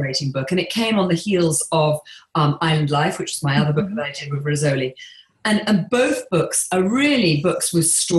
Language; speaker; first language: English; native; English